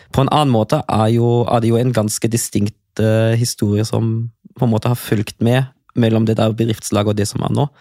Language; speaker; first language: Norwegian; non-native, fluent; German